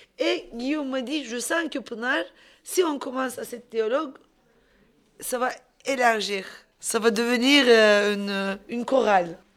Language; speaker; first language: French; non-native, fluent; Turkish